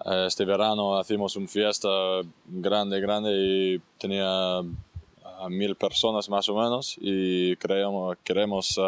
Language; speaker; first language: Spanish; non-native, fluent; English